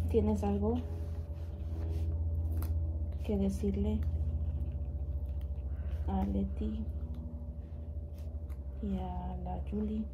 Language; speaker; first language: Spanish; native; Spanish